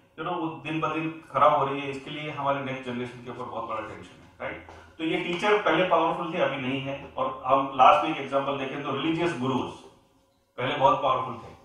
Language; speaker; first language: Hindi; non-native, local second language; Gujarati